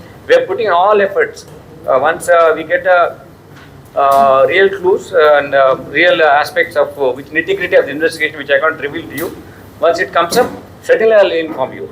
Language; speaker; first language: English; non-native, local second language; Telugu